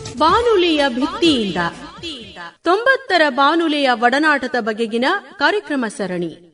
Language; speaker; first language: Kannada; native; Kannada